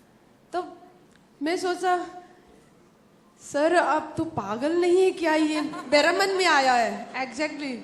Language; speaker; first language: Hindi; non-native, local second language; Manipuri